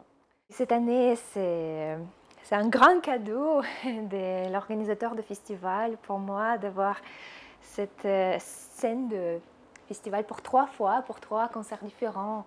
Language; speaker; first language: French; non-native, fluent; Russian